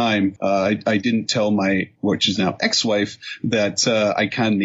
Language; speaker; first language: English; native; English